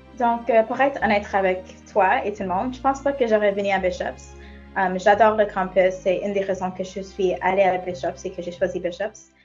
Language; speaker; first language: French; non-native, local second language; English